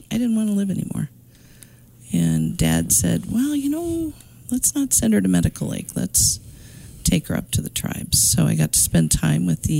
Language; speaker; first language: English; native; English